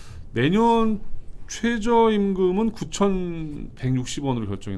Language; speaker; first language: Korean; native; Korean